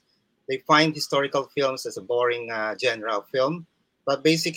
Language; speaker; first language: English; non-native, local second language; Waray